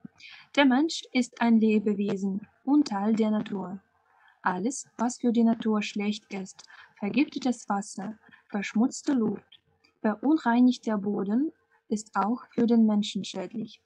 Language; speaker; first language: German; non-native, fluent; Russian